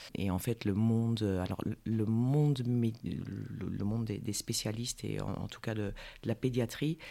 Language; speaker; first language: French; native; French